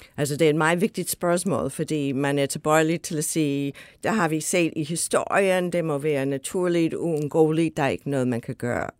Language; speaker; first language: Danish; non-native, fluent; English